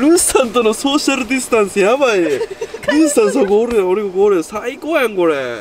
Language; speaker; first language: Japanese; native; Japanese